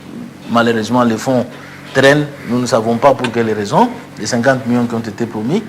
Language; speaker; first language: French; non-native, local second language; Luba-Lulua